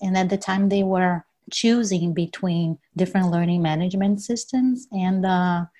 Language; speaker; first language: English; non-native, fluent; Portuguese